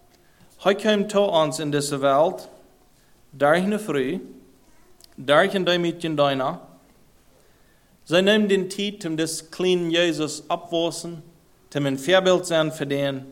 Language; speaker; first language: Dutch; non-native, learner; German